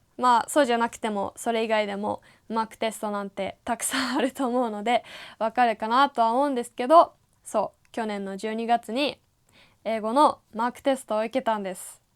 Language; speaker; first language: Japanese; native; Japanese